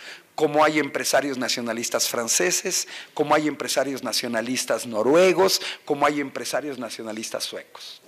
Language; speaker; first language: Spanish; native; Spanish